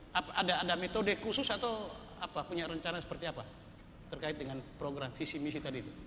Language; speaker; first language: Indonesian; non-native, local second language; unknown